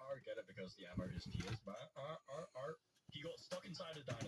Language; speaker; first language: English; native; English